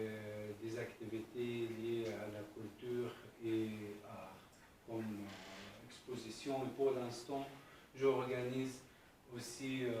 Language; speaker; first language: French; non-native, fluent; Arabic